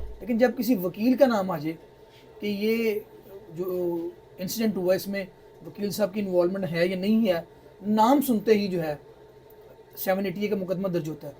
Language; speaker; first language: Urdu; native; Urdu